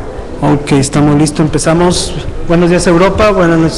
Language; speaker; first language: Spanish; native; Spanish